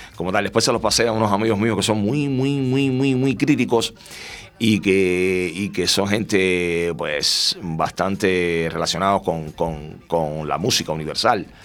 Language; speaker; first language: Spanish; native; Spanish